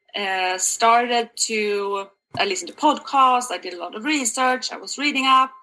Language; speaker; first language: English; non-native, fluent; Swedish